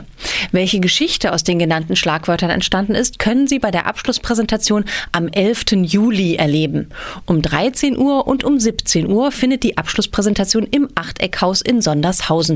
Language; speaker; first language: German; native; German